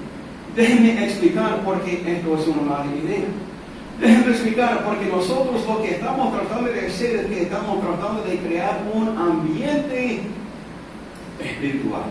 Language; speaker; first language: Spanish; non-native, fluent; English